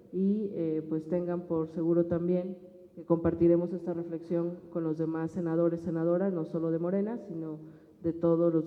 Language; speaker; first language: Spanish; native; Spanish